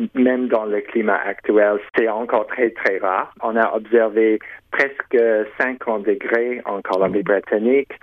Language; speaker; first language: French; non-native, local second language; English